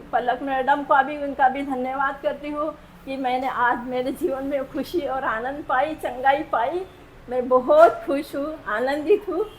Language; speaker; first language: Hindi; non-native, local second language; Marathi